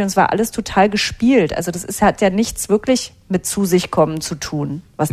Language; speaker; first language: German; native; German